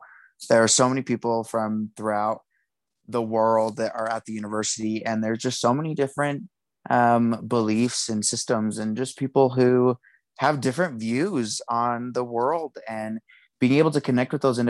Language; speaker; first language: English; native; English